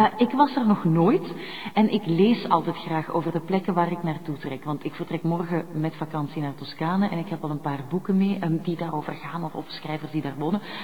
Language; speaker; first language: Dutch; native; Dutch